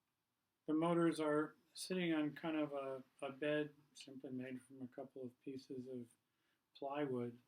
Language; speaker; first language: English; native; English